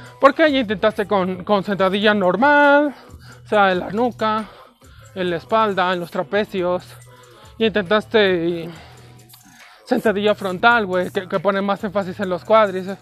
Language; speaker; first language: Spanish; native; Spanish